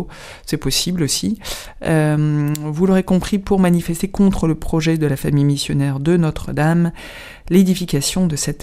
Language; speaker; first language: French; native; French